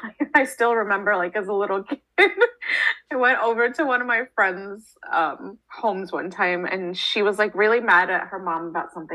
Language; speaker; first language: English; native; English